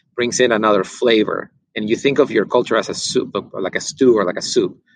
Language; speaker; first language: English; non-native, fluent; Spanish